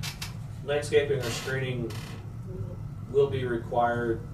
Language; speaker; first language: English; native; English